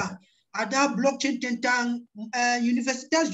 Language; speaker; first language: Indonesian; non-native, learner; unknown